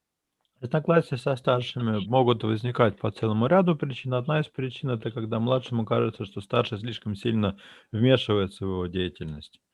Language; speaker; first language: Russian; native; Russian